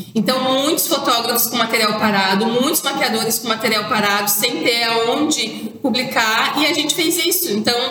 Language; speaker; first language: Portuguese; native; Portuguese